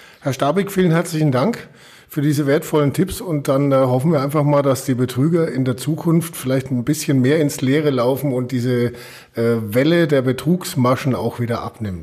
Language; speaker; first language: German; native; German